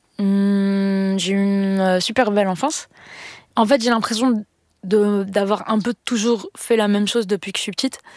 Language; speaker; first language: French; non-native, local second language; Arabic